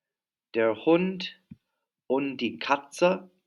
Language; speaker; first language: German; non-native, fluent; English